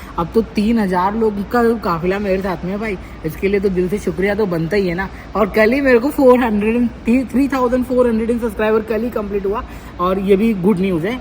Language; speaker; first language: Hindi; native; Hindi